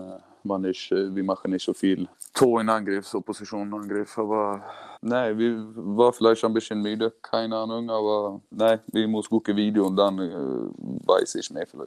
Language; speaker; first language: German; non-native, learner; Swedish